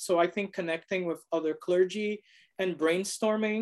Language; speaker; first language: English; early bilingual, other home language; Spanish